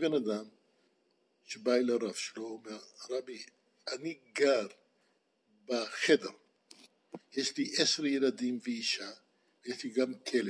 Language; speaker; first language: Hebrew; non-native, fluent; Dutch